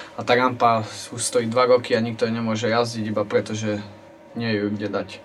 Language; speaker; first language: Slovak; native; Slovak